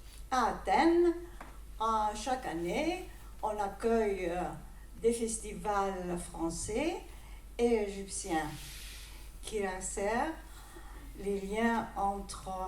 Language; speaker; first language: French; non-native, fluent; Greek